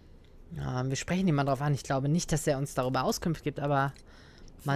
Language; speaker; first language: German; native; German